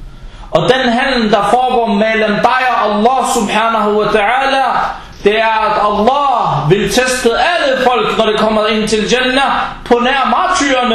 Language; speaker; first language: Danish; non-native, fluent; Arabic